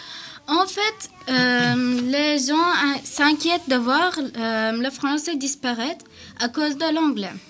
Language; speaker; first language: French; non-native, learner; Turkish